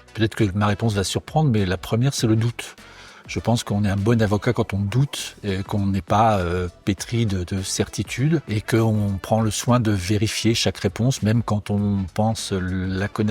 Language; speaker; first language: French; native; French